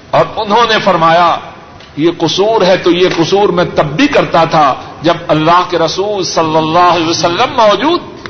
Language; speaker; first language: Urdu; non-native, local second language; Punjabi